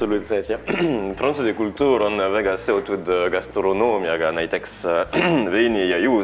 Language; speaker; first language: Estonian; non-native, fluent; French